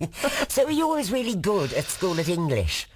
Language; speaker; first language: English; native; English